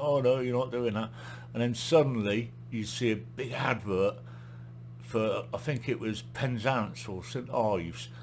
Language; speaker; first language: English; native; English